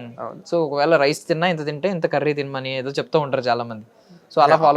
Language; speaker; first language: Telugu; native; Telugu